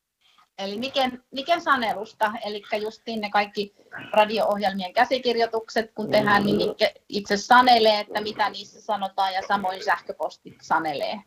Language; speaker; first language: Finnish; native; Finnish